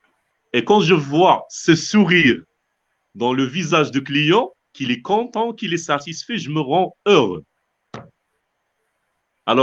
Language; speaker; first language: French; non-native, local second language; Arabic